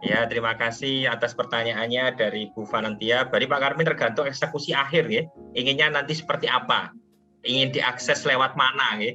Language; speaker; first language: Indonesian; non-native, local second language; Javanese